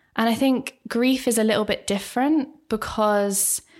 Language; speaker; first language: English; native; English